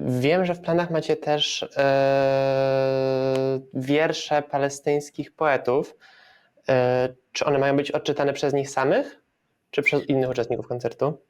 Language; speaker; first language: Polish; native; Polish